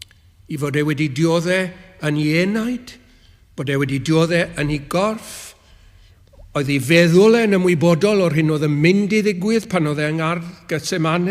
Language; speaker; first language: Welsh; native; Welsh